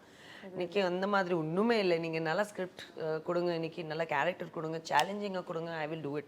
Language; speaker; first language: Tamil; non-native, learner; Hindi